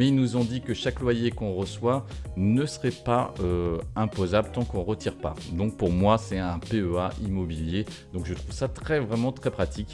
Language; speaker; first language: French; native; French